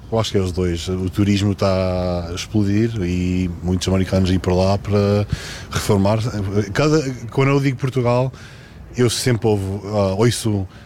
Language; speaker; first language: Portuguese; early bilingual, heritage; Portuguese